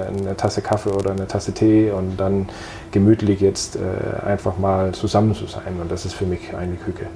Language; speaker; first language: German; non-native, fluent; Danish